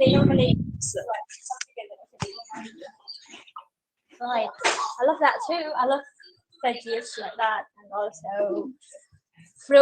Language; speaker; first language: English; non-native, fluent; Indonesian